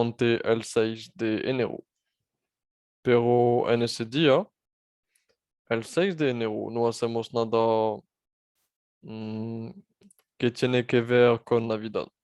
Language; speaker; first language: Spanish; non-native, fluent; French